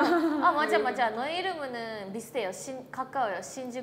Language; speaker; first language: Korean; non-native, learner; Japanese